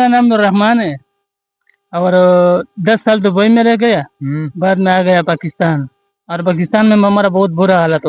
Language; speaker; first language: Hindi; non-native, local second language; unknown